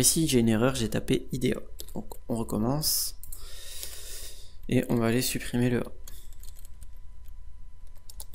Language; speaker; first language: French; native; French